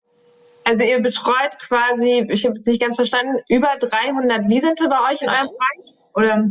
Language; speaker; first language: German; native; German